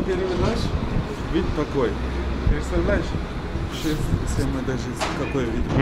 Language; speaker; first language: Russian; non-native, learner; Turkish